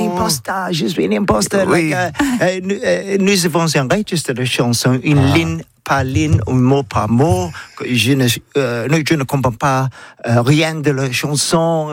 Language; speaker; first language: French; non-native, learner; English